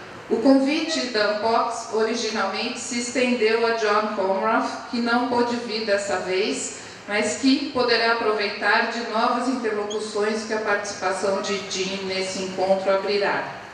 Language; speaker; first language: Portuguese; native; Portuguese